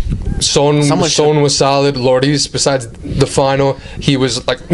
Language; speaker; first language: English; native; English